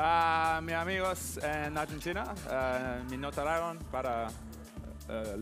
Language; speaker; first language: Spanish; non-native, learner; English